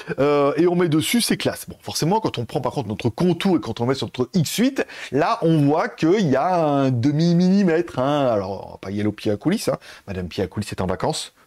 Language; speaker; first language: French; native; French